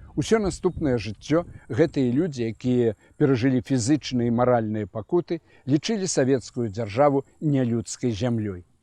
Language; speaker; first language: Belarusian; native; Belarusian